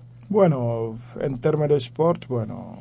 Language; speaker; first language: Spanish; non-native, fluent; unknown